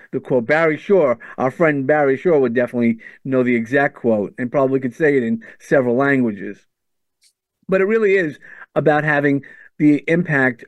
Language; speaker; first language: English; native; English